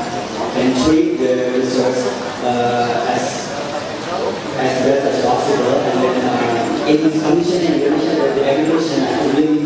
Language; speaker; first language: English; non-native, fluent; Indonesian